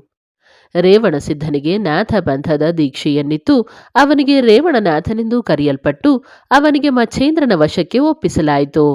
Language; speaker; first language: Kannada; native; Kannada